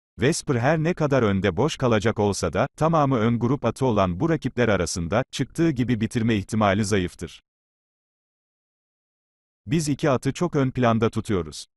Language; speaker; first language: Turkish; native; Turkish